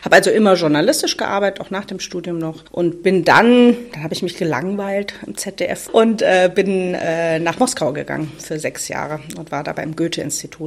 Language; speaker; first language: German; native; German